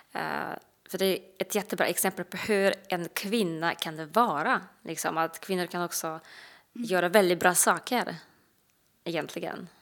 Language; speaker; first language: Swedish; non-native, fluent; Russian